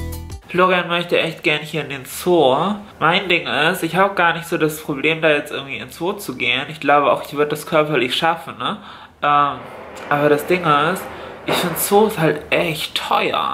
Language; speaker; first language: German; native; German